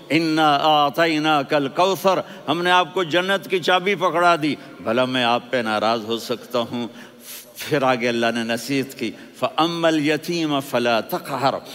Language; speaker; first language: Urdu; non-native, local second language; Punjabi